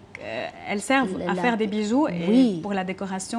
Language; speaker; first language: French; non-native, local second language; Arabic